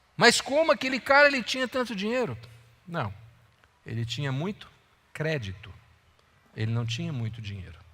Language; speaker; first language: Portuguese; native; Portuguese